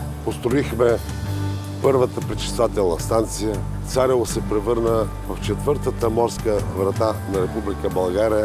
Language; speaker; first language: Bulgarian; native; Bulgarian